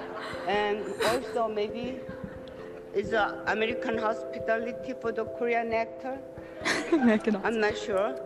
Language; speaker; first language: English; non-native, fluent; Korean